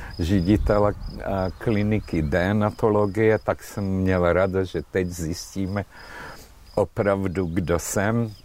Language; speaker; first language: Czech; non-native, fluent; Hungarian